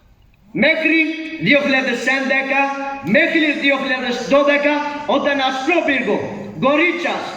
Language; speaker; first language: Greek; non-native, fluent; Urdu